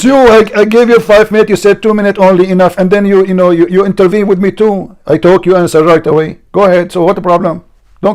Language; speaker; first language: English; non-native, fluent; Arabic